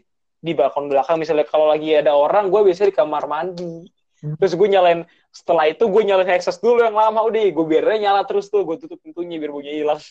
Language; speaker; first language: Indonesian; native; Indonesian